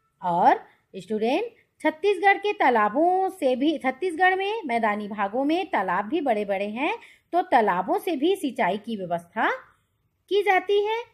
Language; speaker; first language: Hindi; native; Hindi